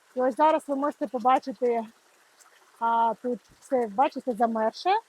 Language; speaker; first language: Ukrainian; non-native, local second language; Russian